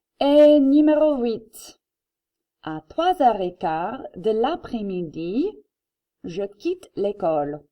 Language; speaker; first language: French; non-native, fluent; English